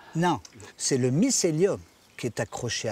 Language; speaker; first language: French; native; French